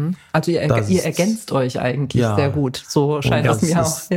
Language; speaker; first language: German; native; German